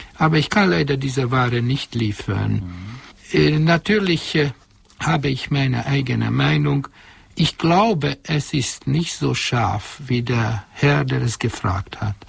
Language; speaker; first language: German; non-native, fluent; Hungarian